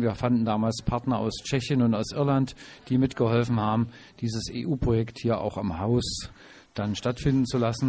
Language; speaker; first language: German; native; German